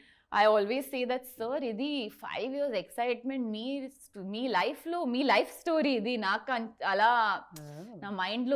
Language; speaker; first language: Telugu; non-native, learner; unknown